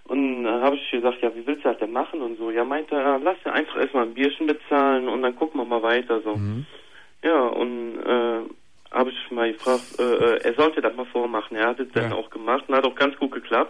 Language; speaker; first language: German; native; German